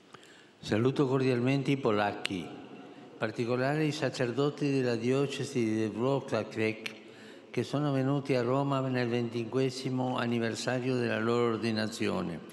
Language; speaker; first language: Italian; non-native, fluent; Spanish